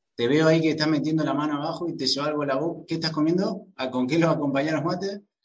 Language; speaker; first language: Spanish; native; Spanish